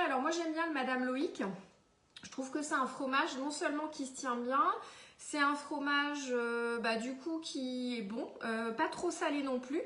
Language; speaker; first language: French; native; French